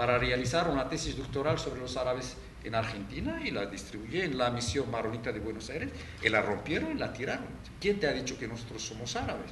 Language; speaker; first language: Spanish; non-native, fluent; Arabic